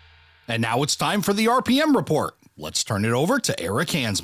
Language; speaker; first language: English; native; English